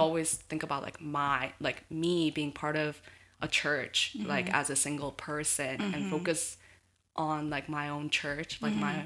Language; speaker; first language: English; early bilingual, other home language; Korean